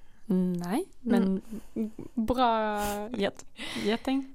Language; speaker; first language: Norwegian; non-native, fluent; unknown